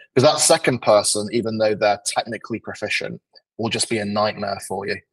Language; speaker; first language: English; native; English